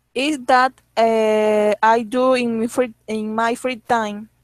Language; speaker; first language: English; non-native, learner; Spanish